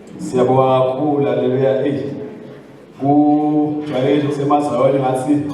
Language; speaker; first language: Zulu; non-native, local second language; Swati